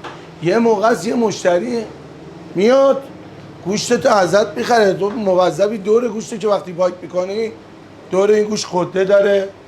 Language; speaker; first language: Persian; native; Persian